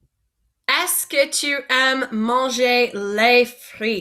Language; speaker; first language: French; non-native, fluent; English